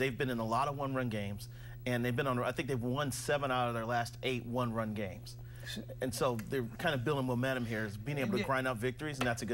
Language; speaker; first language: English; native; English